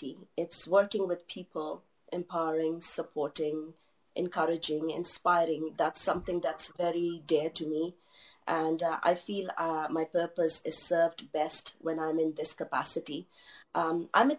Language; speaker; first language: English; non-native, local second language; Urdu